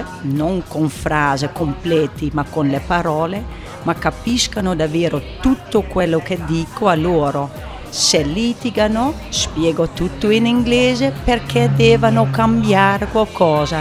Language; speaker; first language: Italian; non-native, fluent; English